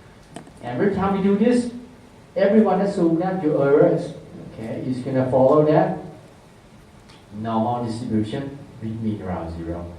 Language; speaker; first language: English; non-native, fluent; Thai